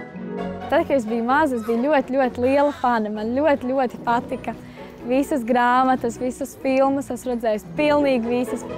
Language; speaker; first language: Latvian; native; Latvian